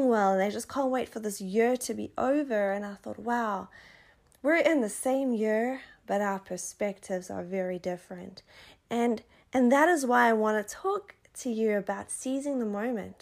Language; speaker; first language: English; native; English